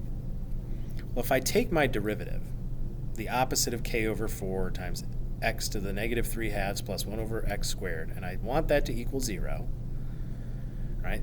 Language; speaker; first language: English; native; English